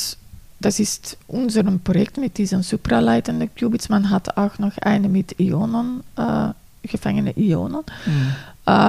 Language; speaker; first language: German; non-native, fluent; Dutch